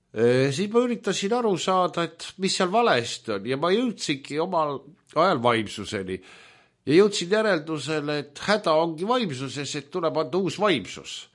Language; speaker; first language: Estonian; native; Estonian